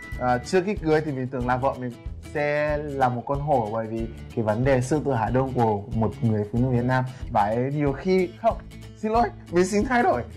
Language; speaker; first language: Vietnamese; non-native, fluent; Yoruba